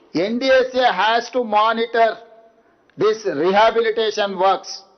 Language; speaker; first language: English; non-native, local second language; Telugu